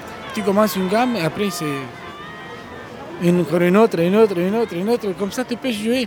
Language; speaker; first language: French; non-native, learner; Romanian